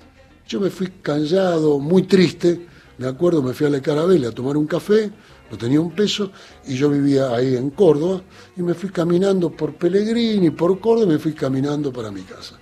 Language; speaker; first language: Spanish; native; Spanish